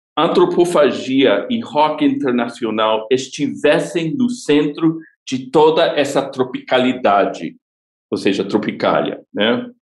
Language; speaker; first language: Portuguese; non-native, fluent; English